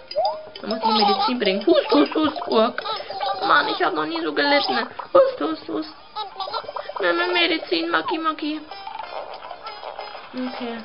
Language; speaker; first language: German; native; German